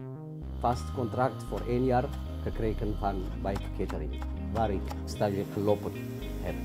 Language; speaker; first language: Dutch; non-native, learner; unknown